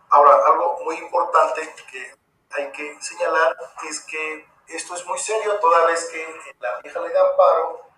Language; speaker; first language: Spanish; native; Spanish